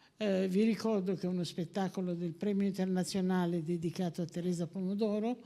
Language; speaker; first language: Italian; native; Italian